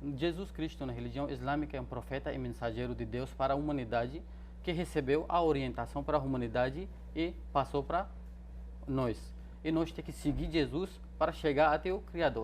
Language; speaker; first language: Portuguese; non-native, fluent; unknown